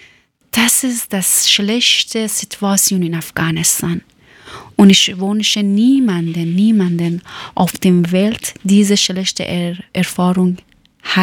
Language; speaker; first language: German; non-native, learner; Persian